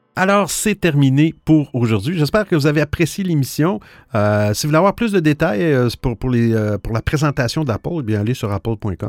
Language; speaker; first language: French; native; French